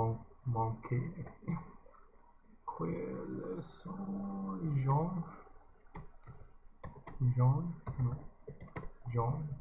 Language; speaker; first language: French; non-native, learner; English